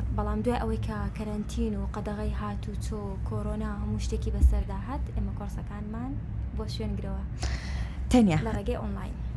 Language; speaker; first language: Central Kurdish; non-native, local second language; Kurdish